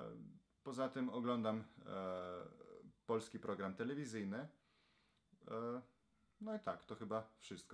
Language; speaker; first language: Polish; non-native, fluent; Slovenian